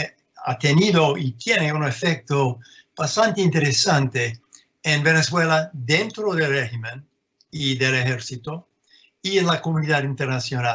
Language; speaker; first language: Spanish; non-native, fluent; English